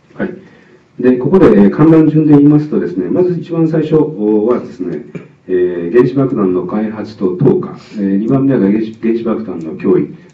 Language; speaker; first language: Japanese; native; Japanese